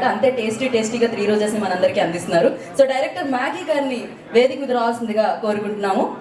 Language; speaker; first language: Telugu; native; Telugu